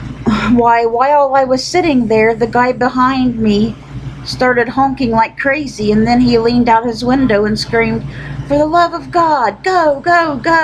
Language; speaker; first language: English; native; English